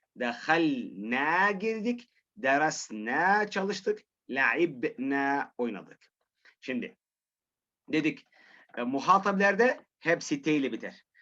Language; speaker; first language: Turkish; non-native, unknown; Arabic